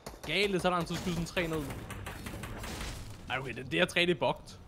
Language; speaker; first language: Danish; native; Danish